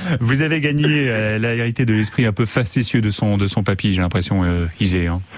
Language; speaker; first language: French; native; French